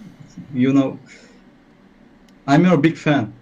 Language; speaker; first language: English; non-native, learner; Turkish